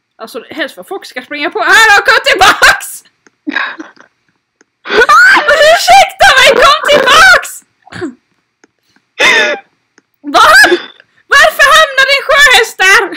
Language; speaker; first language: Swedish; native; Swedish